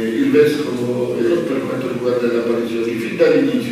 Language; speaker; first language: Italian; non-native, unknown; Polish